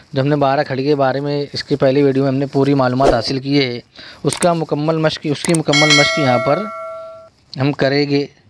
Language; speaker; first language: Hindi; non-native, local second language; Urdu